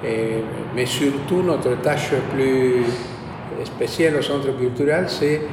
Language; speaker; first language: French; non-native, fluent; Spanish